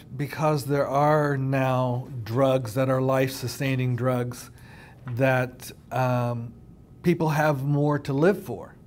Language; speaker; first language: English; native; English